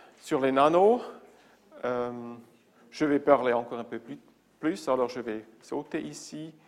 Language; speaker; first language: French; non-native, local second language; German